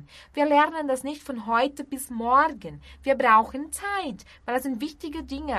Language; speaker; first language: German; non-native, fluent; Portuguese